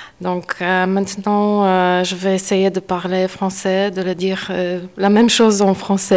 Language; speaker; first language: French; non-native, fluent; Polish